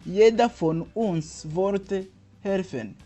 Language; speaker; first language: German; non-native, learner; Kinyarwanda